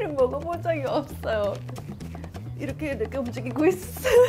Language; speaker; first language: Korean; non-native, fluent; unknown